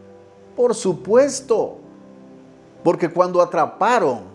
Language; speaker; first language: Spanish; native; Spanish